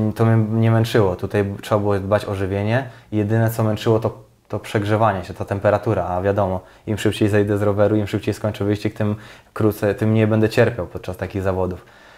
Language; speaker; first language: Polish; native; Polish